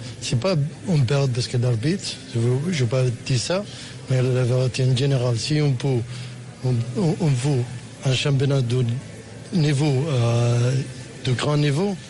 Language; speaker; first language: French; non-native, learner; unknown